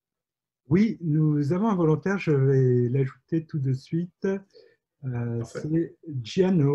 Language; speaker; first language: French; native; French